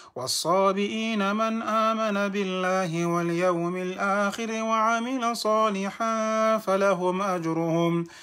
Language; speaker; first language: Arabic; non-native, fluent; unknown